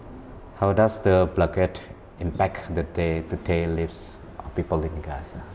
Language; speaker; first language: English; non-native, learner; Indonesian